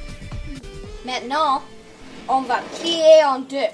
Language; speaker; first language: French; non-native, learner; English